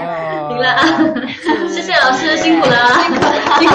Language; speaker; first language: Chinese; non-native, fluent; Thai